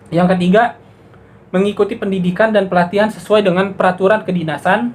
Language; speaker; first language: Indonesian; native; Indonesian